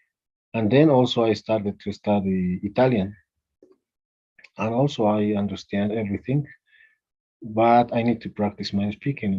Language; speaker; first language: English; non-native, fluent; Spanish